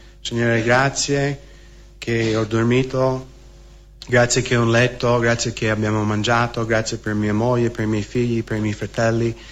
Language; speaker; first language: Italian; non-native, fluent; English